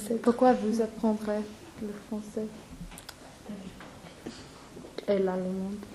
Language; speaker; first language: French; non-native, learner; English